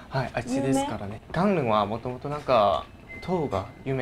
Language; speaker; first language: Japanese; non-native, learner; Korean